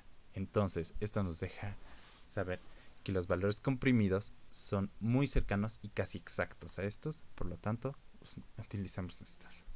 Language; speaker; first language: Spanish; native; Spanish